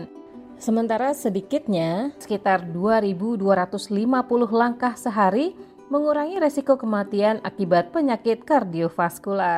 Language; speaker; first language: Indonesian; native; Indonesian